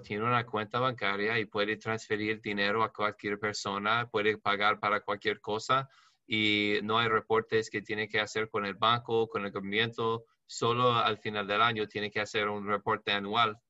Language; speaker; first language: Spanish; non-native, learner; English